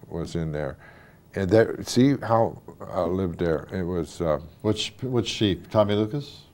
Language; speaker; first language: English; native; English